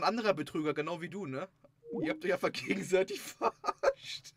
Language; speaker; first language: German; native; German